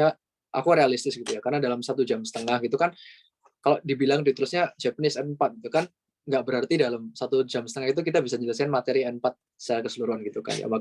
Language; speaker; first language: Indonesian; native; Indonesian